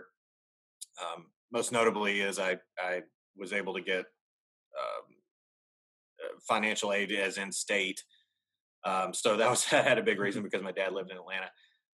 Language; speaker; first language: English; native; English